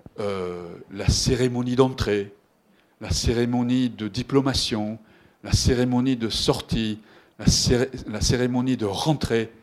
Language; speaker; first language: French; non-native, fluent; Japanese